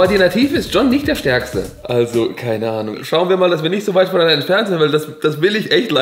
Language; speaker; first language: German; native; German